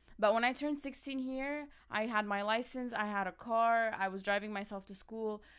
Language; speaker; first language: English; early bilingual, other home language; Arabic